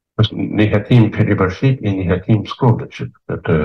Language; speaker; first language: Russian; non-native, fluent; English